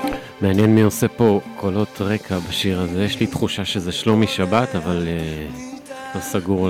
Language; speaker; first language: Hebrew; native; Hebrew